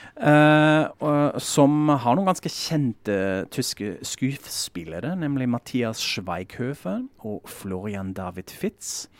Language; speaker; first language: Norwegian; non-native, fluent; German